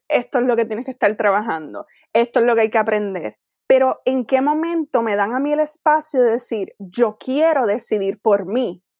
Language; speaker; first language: Spanish; native; Spanish